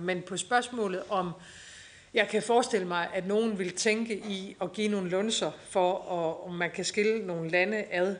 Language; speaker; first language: Danish; native; Danish